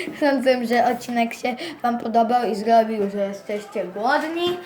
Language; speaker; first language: Polish; early bilingual, heritage; Polish